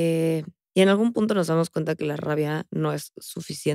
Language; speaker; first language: Spanish; native; Spanish